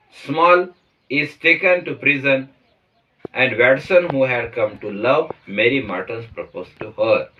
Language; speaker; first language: English; non-native, local second language; Marathi